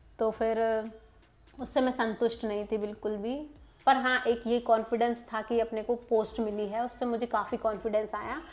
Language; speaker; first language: Hindi; native; Hindi